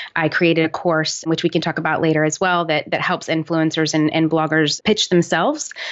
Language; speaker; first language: English; native; English